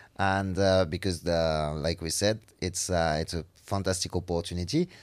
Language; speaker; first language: English; non-native, fluent; French